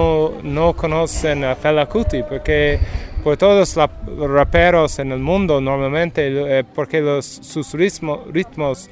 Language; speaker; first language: Spanish; non-native, learner; English